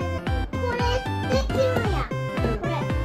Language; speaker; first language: Japanese; native; Japanese